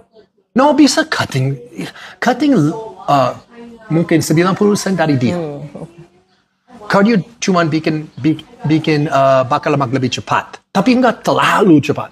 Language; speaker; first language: Indonesian; non-native, learner; English